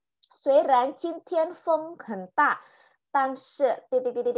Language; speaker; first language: Chinese; non-native, fluent; Indonesian